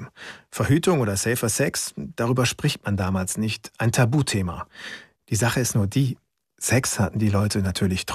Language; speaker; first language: German; native; German